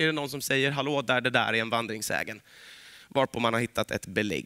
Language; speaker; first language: Swedish; native; Swedish